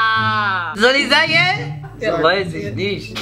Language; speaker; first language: German; non-native, learner; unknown